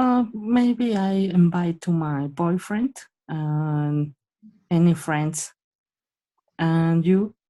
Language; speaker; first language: English; non-native, learner; Spanish